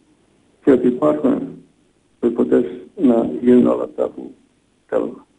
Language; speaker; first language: Greek; non-native, fluent; Bosnian